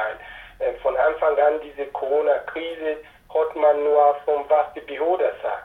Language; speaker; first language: German; non-native, fluent; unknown